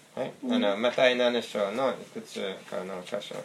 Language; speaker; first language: Japanese; non-native, fluent; English